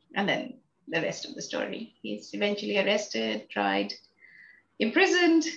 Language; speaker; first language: English; non-native, local second language; Bangla